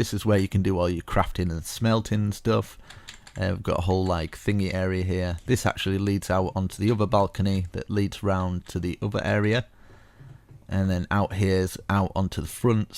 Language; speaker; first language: English; native; English